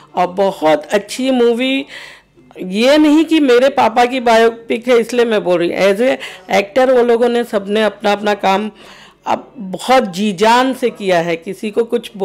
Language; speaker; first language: Hindi; native; Hindi